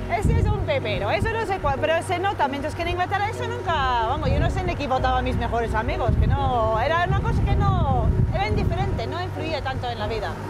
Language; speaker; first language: Spanish; non-native, fluent; English